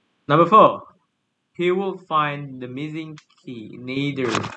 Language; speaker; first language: English; non-native, fluent; Indonesian